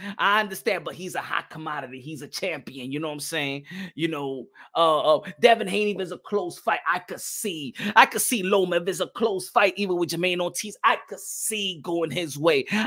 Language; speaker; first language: English; early bilingual, other home language; Spanish